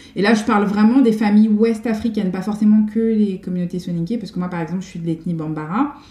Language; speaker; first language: French; native; French